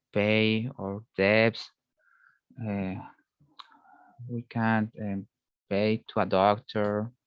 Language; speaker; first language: English; non-native, learner; Spanish